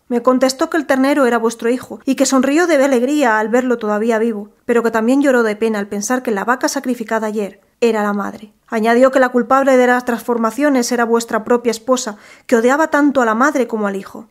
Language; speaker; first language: Spanish; native; Spanish